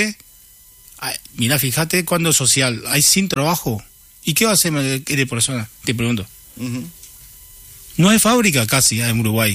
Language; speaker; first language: Spanish; non-native, learner; Chinese